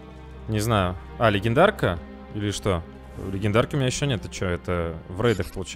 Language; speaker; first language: Russian; native; Russian